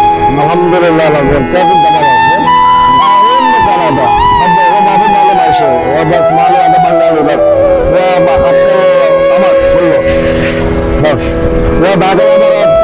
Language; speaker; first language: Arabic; non-native, learner; Bangla